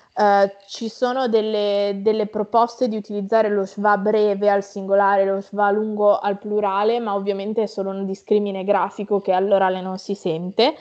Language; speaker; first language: Italian; native; Italian